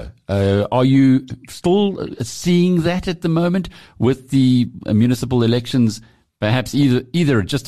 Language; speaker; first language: English; native; English